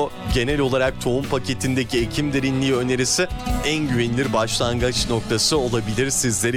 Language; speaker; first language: Turkish; native; Turkish